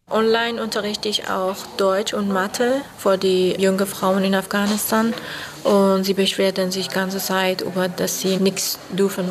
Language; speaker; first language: German; non-native, fluent; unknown